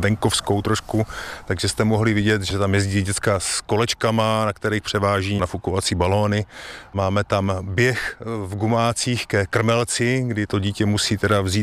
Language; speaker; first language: Czech; native; Czech